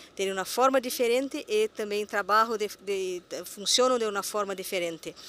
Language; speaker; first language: Spanish; non-native, learner; Portuguese